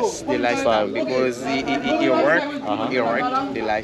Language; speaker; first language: English; non-native, learner; Haitian Creole